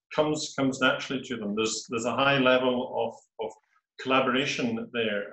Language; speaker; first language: English; native; English